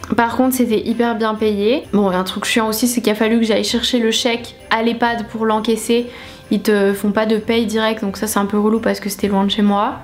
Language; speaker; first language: French; native; French